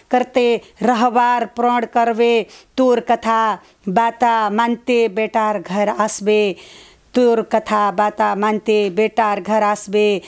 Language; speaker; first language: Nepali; native; Nepali